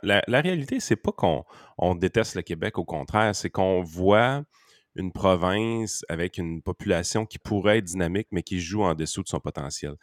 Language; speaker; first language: French; native; French